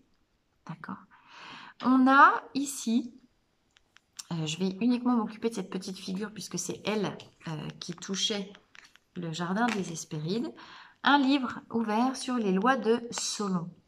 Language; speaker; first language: French; native; French